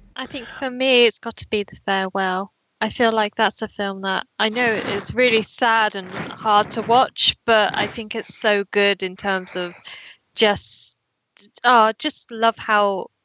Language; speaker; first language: English; native; English